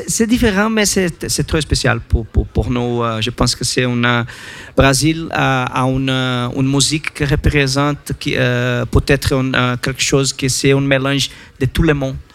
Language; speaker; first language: French; non-native, learner; Portuguese